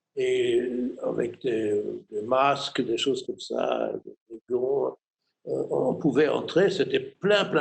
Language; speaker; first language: French; non-native, fluent; German